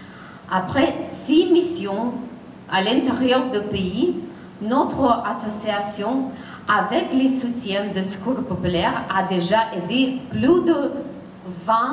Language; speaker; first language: French; non-native, fluent; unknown